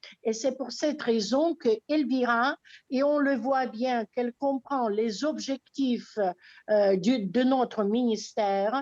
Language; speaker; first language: French; non-native, fluent; Russian